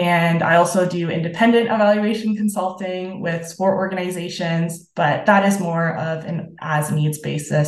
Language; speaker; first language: English; native; English